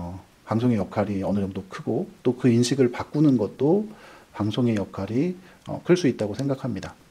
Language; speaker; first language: Korean; native; Korean